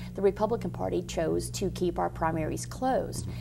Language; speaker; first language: English; native; English